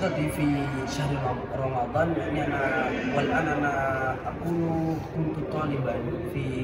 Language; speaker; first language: Arabic; non-native, learner; Indonesian